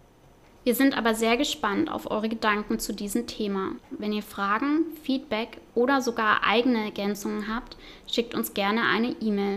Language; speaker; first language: German; native; German